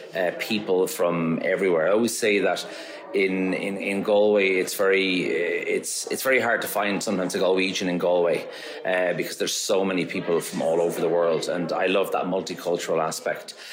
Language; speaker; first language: English; native; English